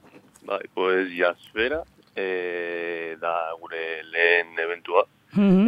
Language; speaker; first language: Basque; non-native, local second language; Spanish